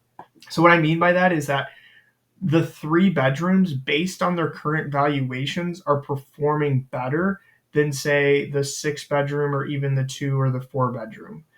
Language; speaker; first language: English; native; English